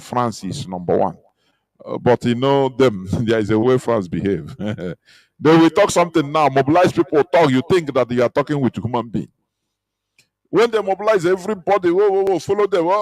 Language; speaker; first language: English; non-native, local second language; Igbo